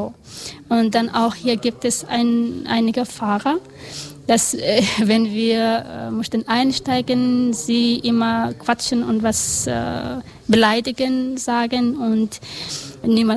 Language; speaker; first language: German; non-native, learner; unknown